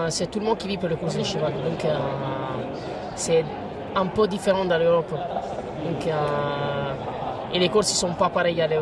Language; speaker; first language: French; non-native, fluent; Italian